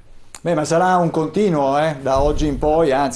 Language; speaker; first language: Italian; native; Italian